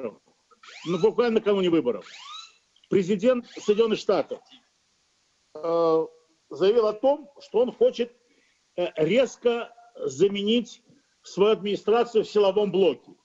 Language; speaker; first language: Russian; native; Russian